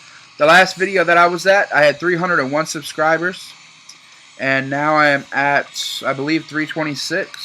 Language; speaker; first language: English; native; English